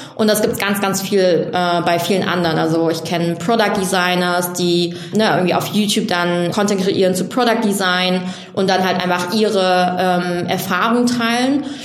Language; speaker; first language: German; early bilingual, other home language; Vietnamese